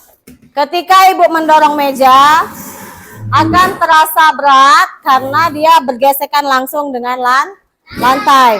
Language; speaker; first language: Indonesian; native; Indonesian